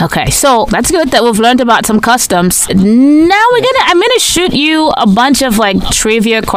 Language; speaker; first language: English; non-native, local second language; Yoruba